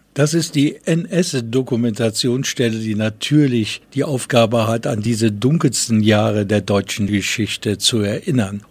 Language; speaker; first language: German; native; German